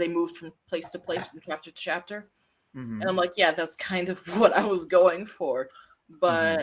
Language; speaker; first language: English; native; English